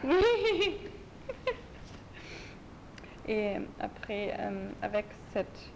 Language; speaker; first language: French; non-native, learner; German